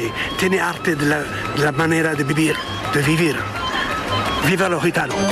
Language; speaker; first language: Spanish; non-native, learner; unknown